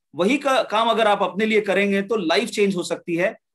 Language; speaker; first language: Hindi; native; Hindi